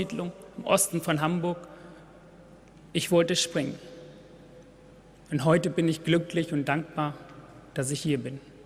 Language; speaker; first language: German; non-native, fluent; Tamil